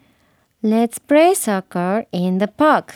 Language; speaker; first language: English; non-native, learner; Japanese